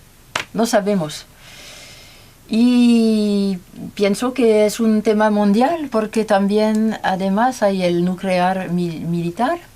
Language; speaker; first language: Spanish; non-native, learner; French